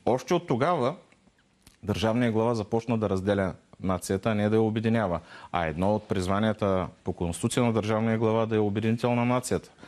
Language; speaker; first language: Bulgarian; non-native, local second language; Turkish